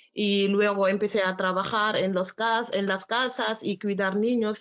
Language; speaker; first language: Spanish; non-native, learner; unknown